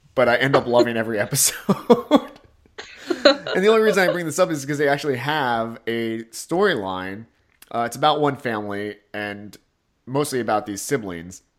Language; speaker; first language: English; native; English